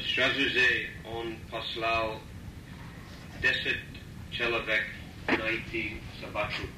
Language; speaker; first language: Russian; non-native, learner; English